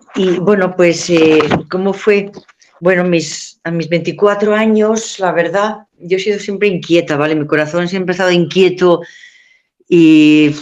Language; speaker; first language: Spanish; native; Spanish